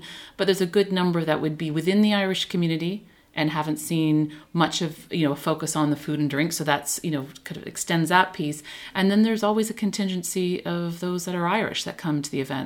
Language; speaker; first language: English; native; English